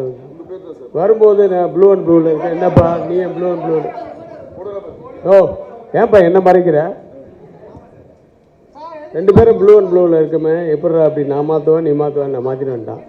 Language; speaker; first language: Tamil; native; Tamil